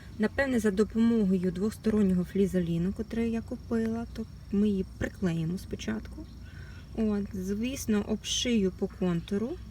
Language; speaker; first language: Ukrainian; native; Ukrainian